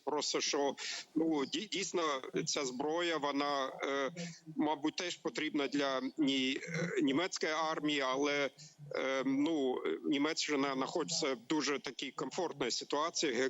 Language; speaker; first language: Ukrainian; non-native, learner; German